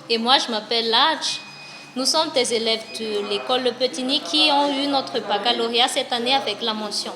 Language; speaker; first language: French; non-native, local second language; Malagasy